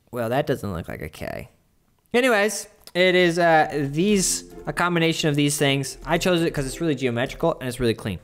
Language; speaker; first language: English; native; English